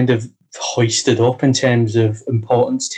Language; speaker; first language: English; native; English